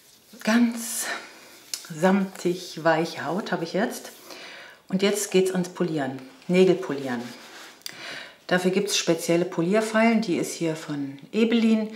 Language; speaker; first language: German; native; German